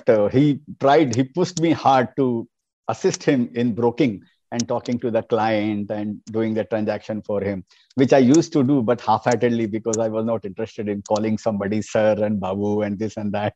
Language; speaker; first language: English; non-native, local second language; Hindi